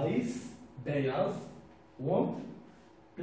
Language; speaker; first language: German; non-native, fluent; Turkish